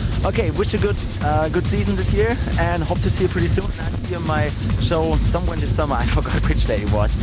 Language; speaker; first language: English; non-native, fluent; German